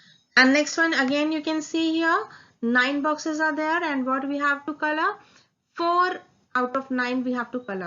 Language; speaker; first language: English; non-native, local second language; Hindi